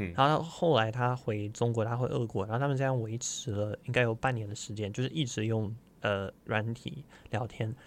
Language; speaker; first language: Chinese; non-native, fluent; Russian